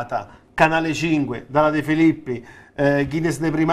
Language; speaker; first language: Italian; native; Italian